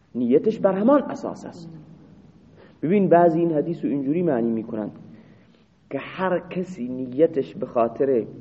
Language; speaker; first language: Persian; non-native, local second language; Baluchi